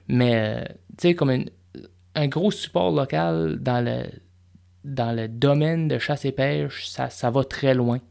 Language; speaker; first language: French; native; French